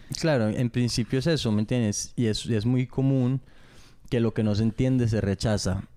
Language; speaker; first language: Spanish; early bilingual, heritage; Spanish